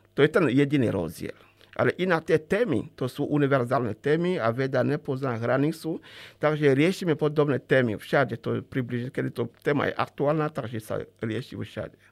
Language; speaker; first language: Slovak; non-native, fluent; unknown